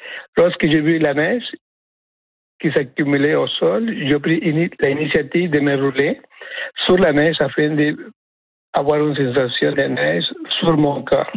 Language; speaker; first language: French; non-native, fluent; Spanish